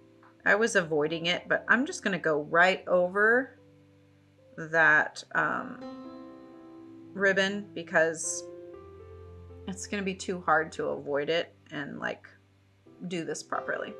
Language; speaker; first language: English; native; English